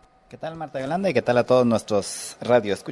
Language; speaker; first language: Spanish; native; Spanish